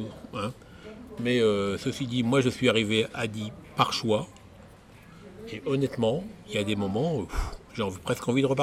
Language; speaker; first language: French; native; French